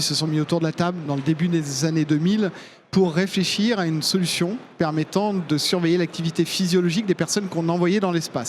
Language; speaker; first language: French; native; French